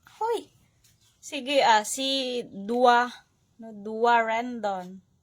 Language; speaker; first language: Filipino; non-native, local second language; Hiligaynon